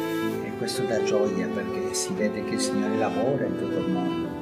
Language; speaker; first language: Italian; non-native, fluent; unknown